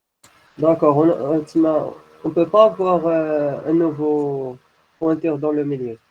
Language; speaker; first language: French; non-native, local second language; Arabic